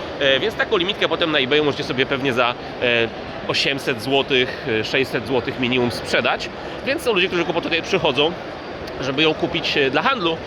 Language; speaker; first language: Polish; native; Polish